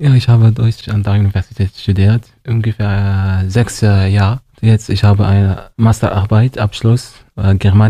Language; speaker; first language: German; non-native, learner; Arabic